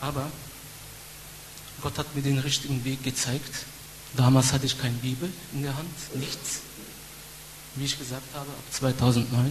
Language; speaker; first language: German; non-native, fluent; Turkish